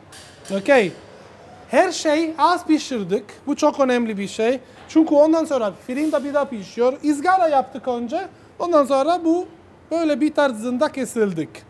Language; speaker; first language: Turkish; non-native, learner; Italian